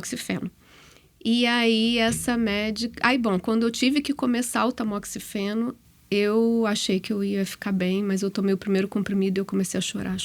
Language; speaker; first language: Portuguese; native; Portuguese